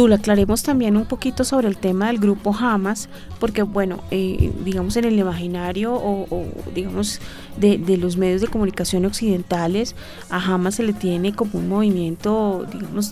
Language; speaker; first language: Spanish; native; Spanish